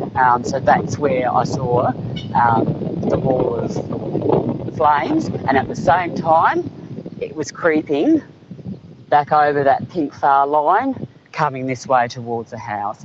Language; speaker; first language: English; native; English